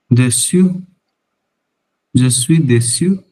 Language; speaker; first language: French; non-native, learner; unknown